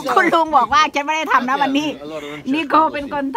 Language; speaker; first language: Italian; non-native, learner; Thai